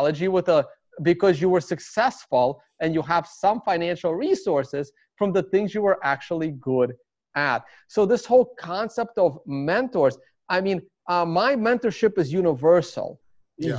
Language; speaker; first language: English; early bilingual, other home language; Russian